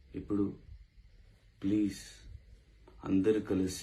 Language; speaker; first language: Telugu; non-native, local second language; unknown